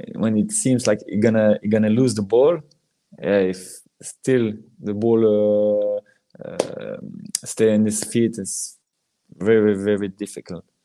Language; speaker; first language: English; non-native, learner; French